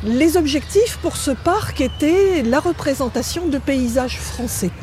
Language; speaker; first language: French; native; French